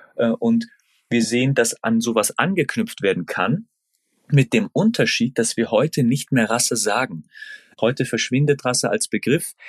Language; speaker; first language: German; early bilingual, other home language; Turkish